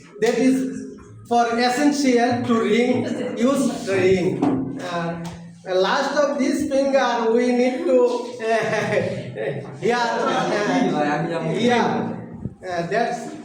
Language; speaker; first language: English; non-native, learner; Bangla